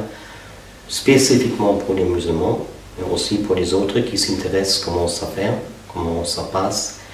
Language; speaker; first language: French; non-native, fluent; German